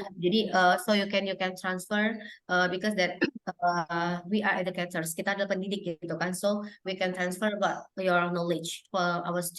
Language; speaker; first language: English; non-native, learner; Indonesian